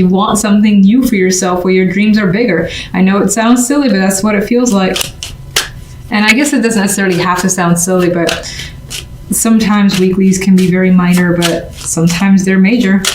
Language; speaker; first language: English; native; English